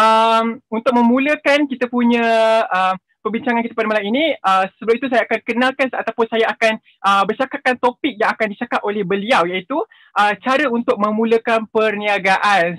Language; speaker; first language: Malay; native; Malay